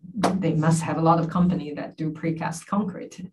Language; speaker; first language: English; non-native, fluent; Chinese